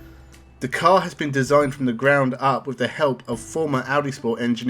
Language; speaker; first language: English; native; English